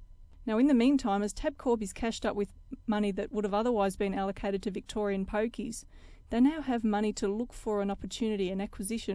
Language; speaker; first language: English; native; English